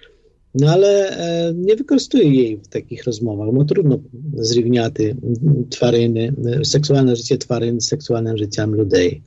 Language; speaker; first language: Polish; non-native, fluent; Ukrainian